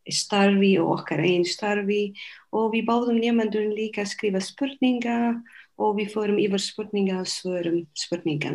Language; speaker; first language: Icelandic; non-native, fluent; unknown